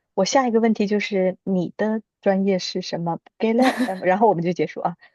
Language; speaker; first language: Chinese; native; Chinese